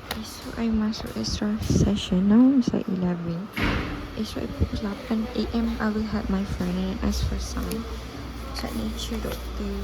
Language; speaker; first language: English; non-native, local second language; Malay